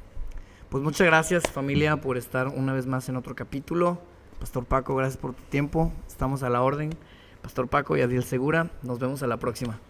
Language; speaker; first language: Spanish; native; Spanish